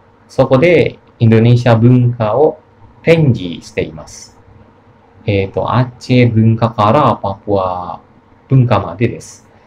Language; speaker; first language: Japanese; non-native, learner; Indonesian